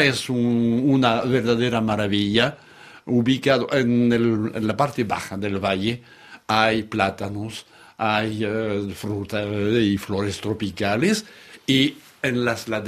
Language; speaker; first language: Spanish; non-native, fluent; French